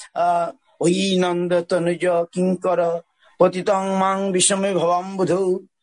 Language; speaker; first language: English; non-native, local second language; Bangla